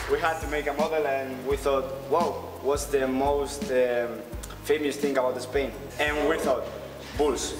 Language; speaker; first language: English; non-native, fluent; Spanish